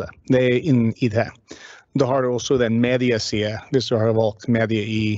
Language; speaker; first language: Norwegian; non-native, fluent; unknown